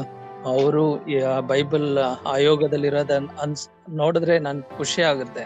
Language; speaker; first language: Kannada; native; Kannada